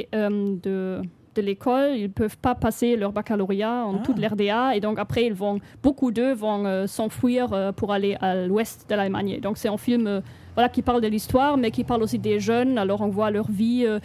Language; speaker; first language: French; non-native, fluent; German